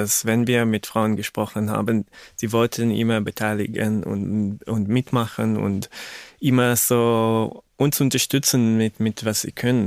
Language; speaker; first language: German; non-native, fluent; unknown